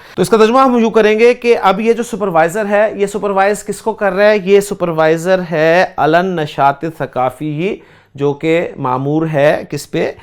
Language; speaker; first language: Urdu; native; Urdu